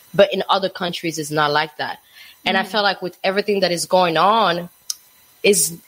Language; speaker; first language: English; non-native, fluent; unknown